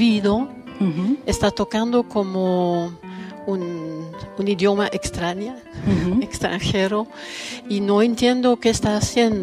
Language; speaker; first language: Spanish; non-native, learner; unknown